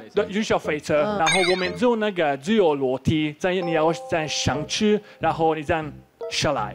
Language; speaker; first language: Chinese; non-native, fluent; Slovak